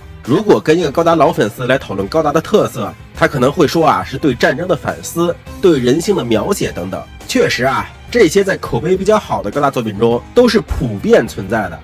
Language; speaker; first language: Chinese; native; Chinese